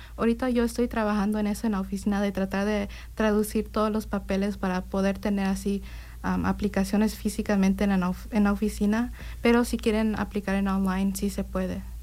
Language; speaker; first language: Spanish; early bilingual, heritage; Spanish